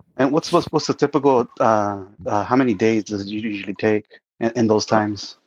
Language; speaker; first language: English; early bilingual, other home language; Spanish